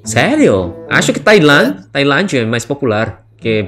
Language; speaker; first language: Portuguese; non-native, learner; Indonesian